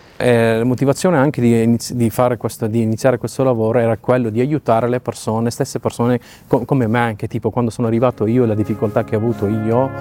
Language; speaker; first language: Italian; non-native, learner; Urdu